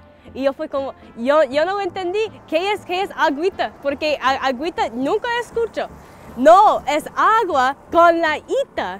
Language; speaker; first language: Spanish; non-native, learner; English